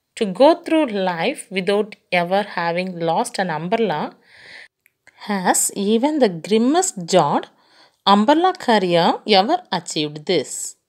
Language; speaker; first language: English; non-native, local second language; Tamil